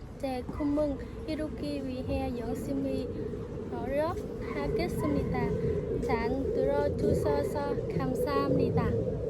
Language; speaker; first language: Korean; non-native, learner; Vietnamese